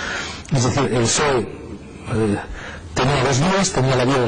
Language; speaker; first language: Spanish; native; Spanish